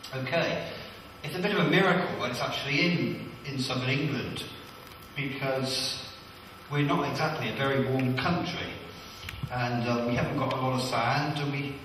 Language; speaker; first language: English; native; English